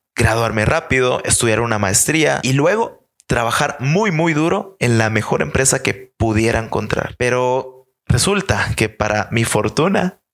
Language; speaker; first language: Spanish; native; Spanish